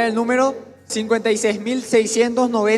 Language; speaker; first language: Spanish; native; Spanish